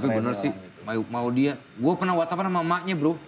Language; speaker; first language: Indonesian; native; Indonesian